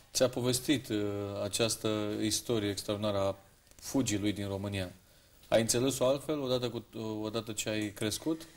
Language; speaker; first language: Romanian; native; Romanian